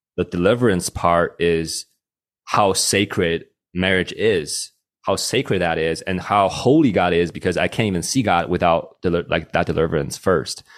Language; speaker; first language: English; non-native, fluent; Chinese